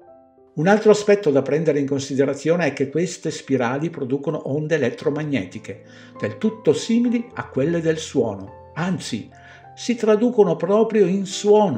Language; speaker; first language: Italian; native; Italian